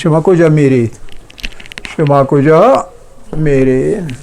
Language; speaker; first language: Persian; non-native, fluent; Urdu